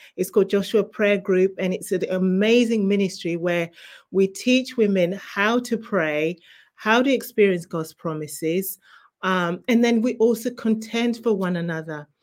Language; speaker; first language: English; native; English